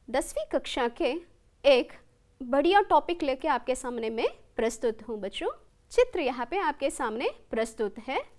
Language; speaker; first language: Hindi; non-native, local second language; Kannada